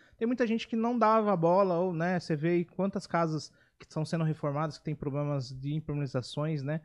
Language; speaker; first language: Portuguese; native; Portuguese